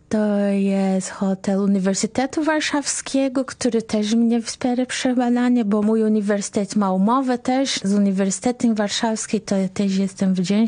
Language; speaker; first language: Polish; non-native, fluent; Portuguese